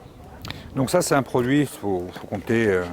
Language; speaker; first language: French; native; French